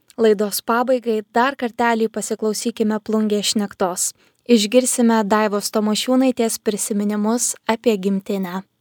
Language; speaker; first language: Lithuanian; native; Lithuanian